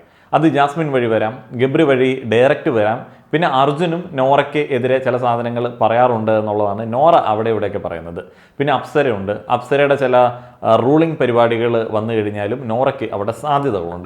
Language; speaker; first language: Malayalam; native; Malayalam